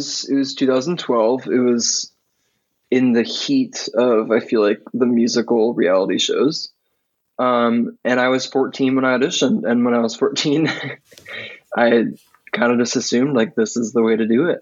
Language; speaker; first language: English; native; English